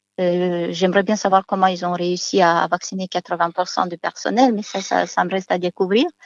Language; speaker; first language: French; non-native, fluent; Romanian